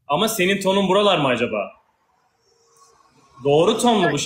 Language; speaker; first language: Turkish; native; Turkish